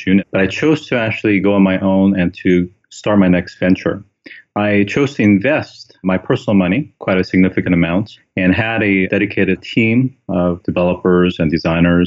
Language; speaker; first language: English; early bilingual, other home language; Korean